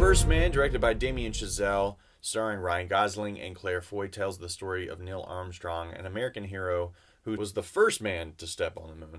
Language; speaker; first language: English; native; English